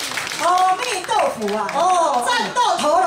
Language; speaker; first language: Chinese; native; Chinese